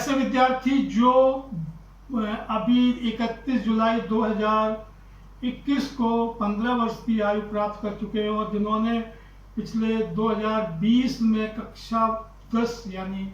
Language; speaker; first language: Hindi; native; Hindi